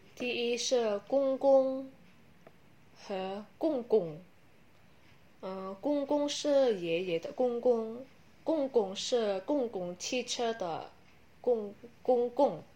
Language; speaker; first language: Chinese; non-native, learner; Indonesian